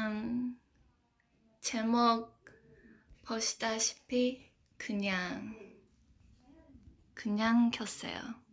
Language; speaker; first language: Korean; non-native, local second language; Chinese